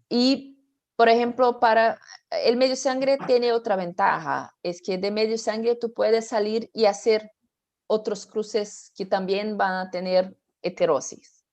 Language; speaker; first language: Spanish; non-native, fluent; Portuguese